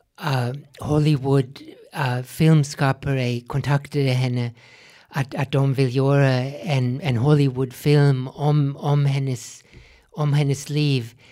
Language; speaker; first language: Swedish; non-native, fluent; English